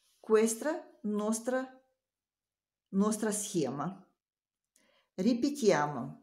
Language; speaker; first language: Italian; non-native, learner; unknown